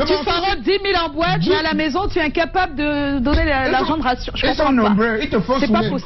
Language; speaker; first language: French; native; French